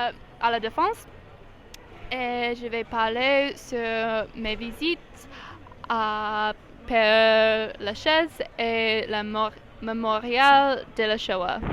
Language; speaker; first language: French; non-native, learner; English